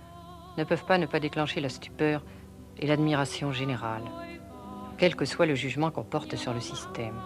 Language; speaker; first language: French; native; French